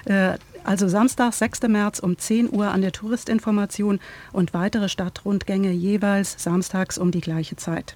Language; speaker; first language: German; native; German